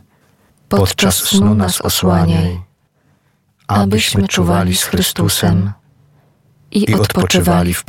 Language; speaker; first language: Polish; native; Polish